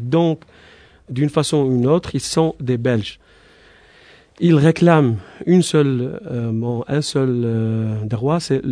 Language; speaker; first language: French; non-native, fluent; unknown